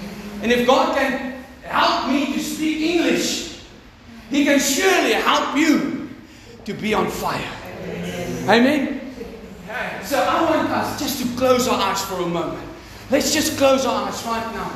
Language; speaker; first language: English; non-native, local second language; Afrikaans